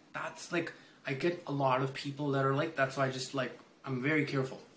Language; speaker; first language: English; early bilingual, other home language; Hindi